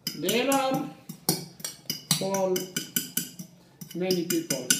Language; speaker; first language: English; non-native, learner; Spanish